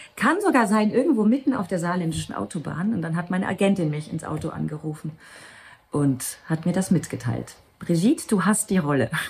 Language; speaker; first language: German; non-native, local second language; Luxembourgish